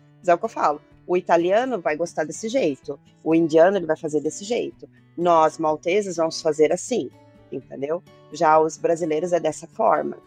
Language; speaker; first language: Portuguese; native; Portuguese